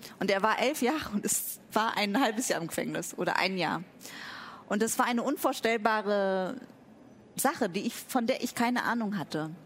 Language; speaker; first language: German; early bilingual, other home language; Vietnamese